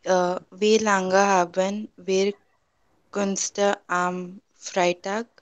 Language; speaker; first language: German; non-native, learner; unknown